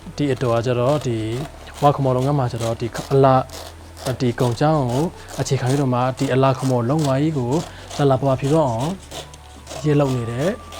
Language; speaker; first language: Burmese; native; Burmese